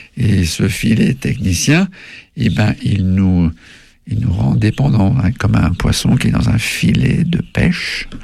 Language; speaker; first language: French; native; French